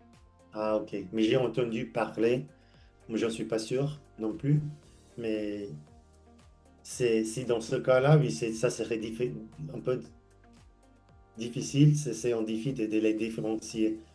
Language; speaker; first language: French; non-native, fluent; English